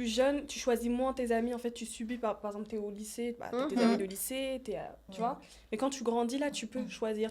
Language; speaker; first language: French; native; French